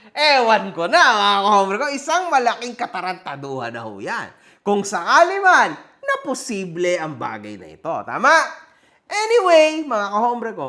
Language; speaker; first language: Filipino; native; Filipino